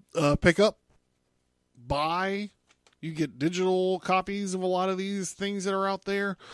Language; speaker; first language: English; native; English